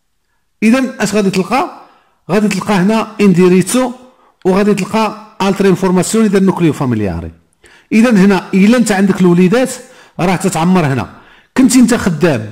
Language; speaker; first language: Arabic; native; Arabic